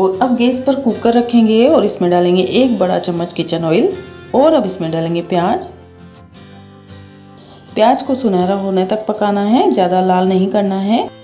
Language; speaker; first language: Hindi; native; Hindi